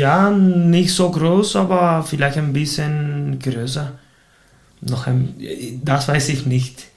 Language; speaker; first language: German; non-native, fluent; Spanish